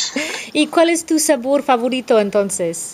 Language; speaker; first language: Spanish; non-native, fluent; English